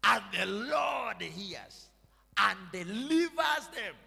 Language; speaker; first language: English; non-native, local second language; Swahili